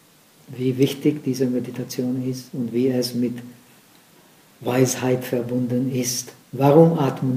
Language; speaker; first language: German; non-native, fluent; Czech